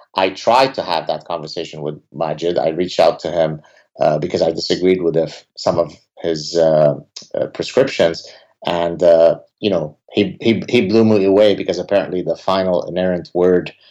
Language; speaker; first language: English; early bilingual, other home language; Arabic